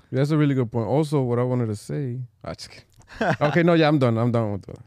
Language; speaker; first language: English; early bilingual, other home language; Spanish